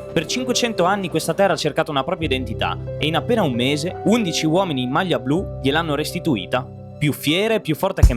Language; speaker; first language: Italian; native; Italian